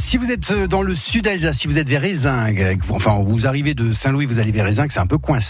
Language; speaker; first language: French; native; French